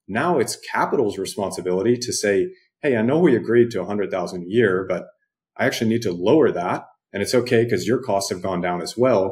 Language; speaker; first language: English; native; English